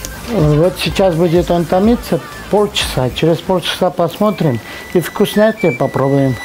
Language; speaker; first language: Russian; non-native, fluent; Armenian